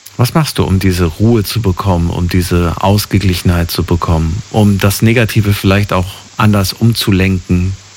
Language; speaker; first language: German; native; German